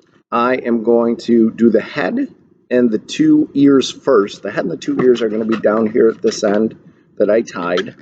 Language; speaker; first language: English; native; English